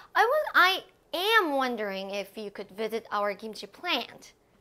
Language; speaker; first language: English; non-native, fluent; Korean